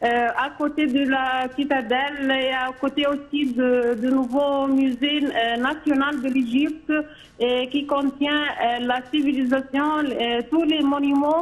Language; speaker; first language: French; non-native, fluent; Arabic